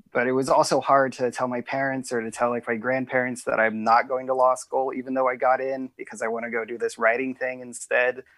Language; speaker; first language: English; native; English